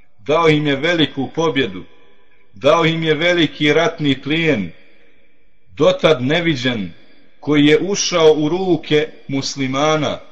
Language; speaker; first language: Bosnian; native; Bosnian